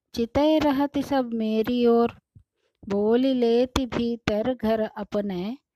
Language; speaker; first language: Hindi; non-native, local second language; Kannada